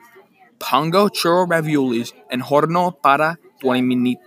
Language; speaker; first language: Spanish; non-native, learner; English